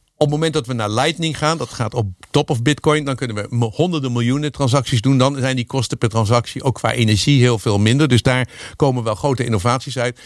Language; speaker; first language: Dutch; native; Dutch